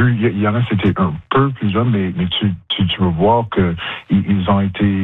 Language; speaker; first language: French; non-native, local second language; English